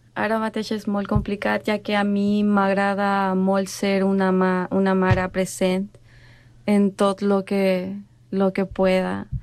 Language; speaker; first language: Catalan; non-native, learner; Spanish